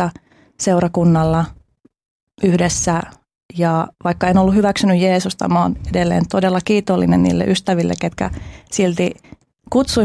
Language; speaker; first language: Finnish; early bilingual, other home language; Albanian